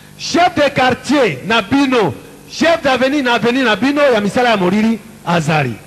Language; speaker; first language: Lingala; native; Lingala